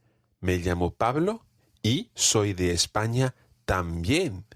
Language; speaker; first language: Spanish; non-native, fluent; English